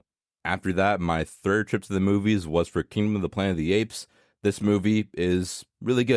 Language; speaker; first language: English; native; English